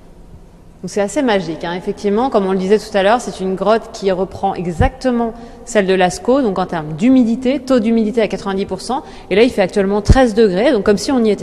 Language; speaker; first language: French; native; French